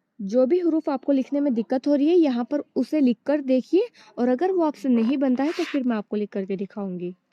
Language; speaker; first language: Hindi; native; Hindi